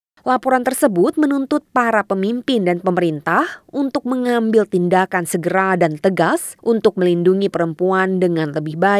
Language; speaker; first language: Indonesian; native; Indonesian